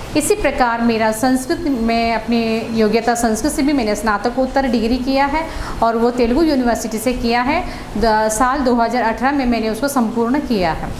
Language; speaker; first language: Hindi; non-native, local second language; Telugu